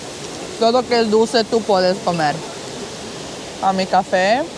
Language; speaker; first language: Spanish; non-native, fluent; Bosnian